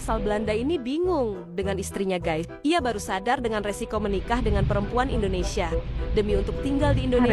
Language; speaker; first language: Indonesian; native; Indonesian